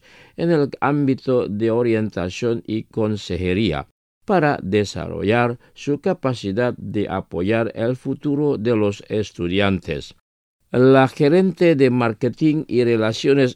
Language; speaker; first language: Spanish; non-native, fluent; Indonesian